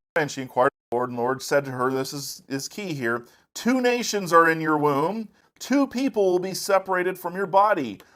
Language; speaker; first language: English; native; English